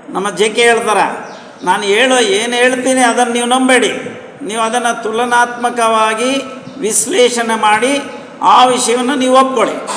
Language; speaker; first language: Kannada; non-native, local second language; Telugu